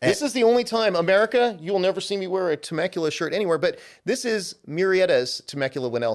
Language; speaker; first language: English; native; English